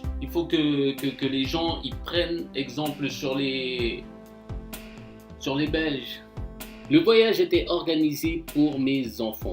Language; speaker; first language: French; non-native, fluent; Japanese